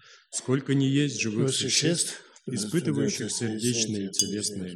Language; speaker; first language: Russian; native; Russian